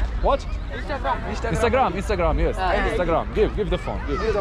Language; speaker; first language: English; non-native, learner; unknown